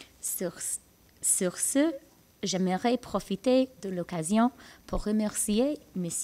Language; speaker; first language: French; non-native, local second language; English